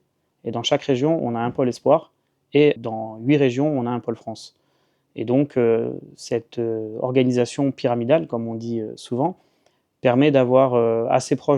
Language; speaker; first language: French; native; French